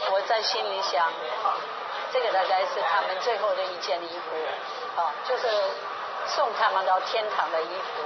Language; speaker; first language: Chinese; non-native, fluent; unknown